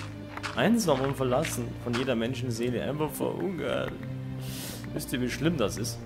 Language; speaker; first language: German; native; German